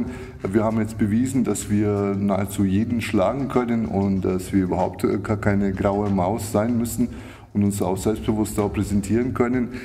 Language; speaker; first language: German; native; German